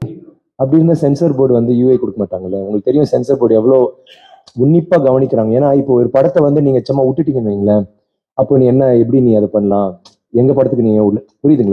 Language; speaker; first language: Tamil; native; Tamil